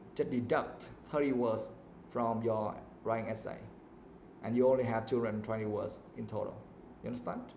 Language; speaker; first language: English; non-native, fluent; Vietnamese